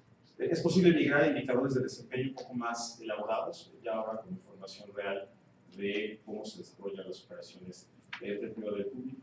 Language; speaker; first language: Spanish; native; Spanish